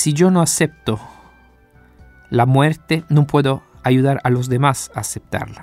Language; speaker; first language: Spanish; non-native, fluent; Italian